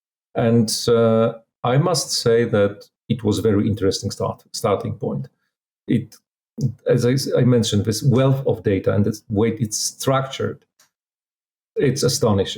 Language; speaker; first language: English; non-native, fluent; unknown